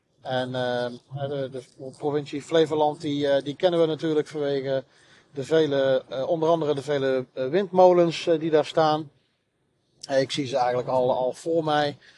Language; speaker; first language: Dutch; native; Dutch